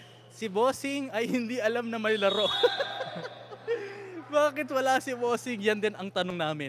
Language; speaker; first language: Filipino; non-native, learner; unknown